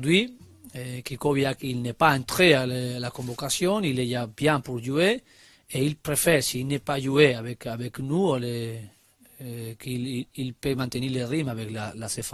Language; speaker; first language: French; non-native, learner; Spanish